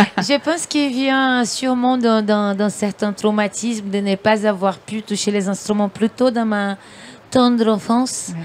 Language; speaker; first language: French; non-native, fluent; Portuguese